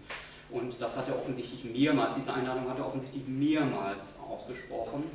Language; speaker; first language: German; native; German